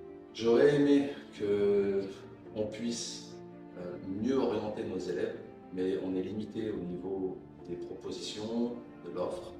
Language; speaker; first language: French; native; French